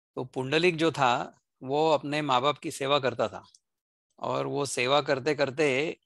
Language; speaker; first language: Hindi; non-native, local second language; Marathi